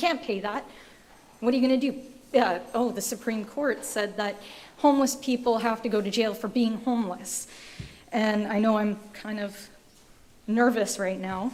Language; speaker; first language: English; native; English